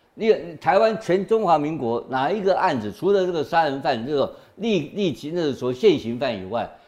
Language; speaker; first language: Chinese; native; Chinese